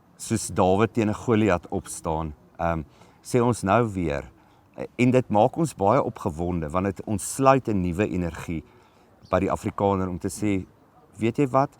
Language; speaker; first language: Afrikaans; native; Afrikaans